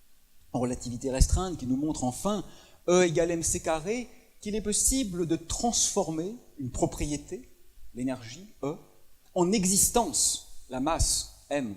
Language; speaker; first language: French; native; French